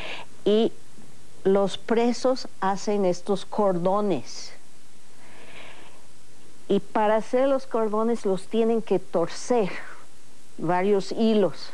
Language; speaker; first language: Spanish; non-native, fluent; English